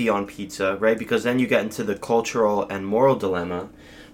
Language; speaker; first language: English; native; English